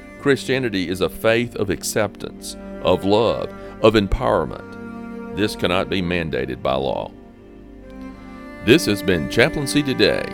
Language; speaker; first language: English; native; English